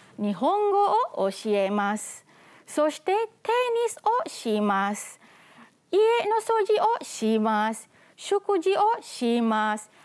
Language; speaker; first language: Japanese; non-native, fluent; Malay